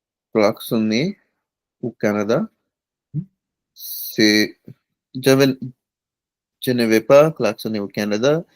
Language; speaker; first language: French; non-native, learner; Hindi